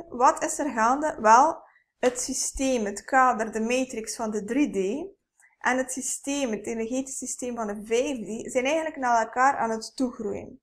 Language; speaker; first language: Dutch; native; Dutch